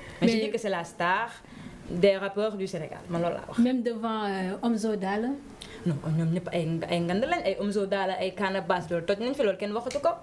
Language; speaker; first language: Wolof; native; Wolof